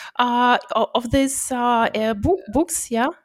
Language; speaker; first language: English; non-native, learner; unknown